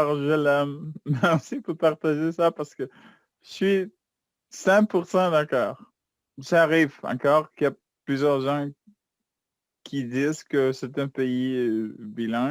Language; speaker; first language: French; non-native, fluent; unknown